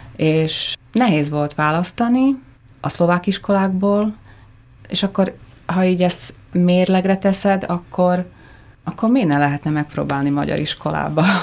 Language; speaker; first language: Hungarian; native; Hungarian